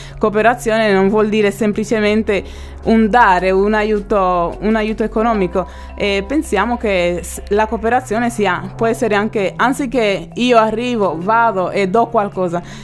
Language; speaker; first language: Italian; non-native, fluent; Spanish